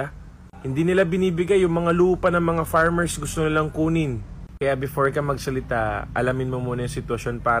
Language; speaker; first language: Filipino; non-native, local second language; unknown